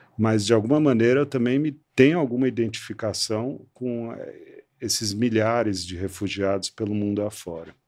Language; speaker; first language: Portuguese; early bilingual, other home language; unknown